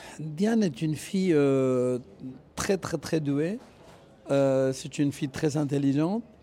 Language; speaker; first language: French; non-native, fluent; Spanish